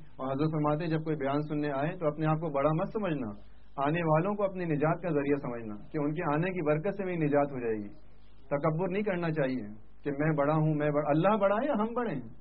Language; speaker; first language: Urdu; native; Urdu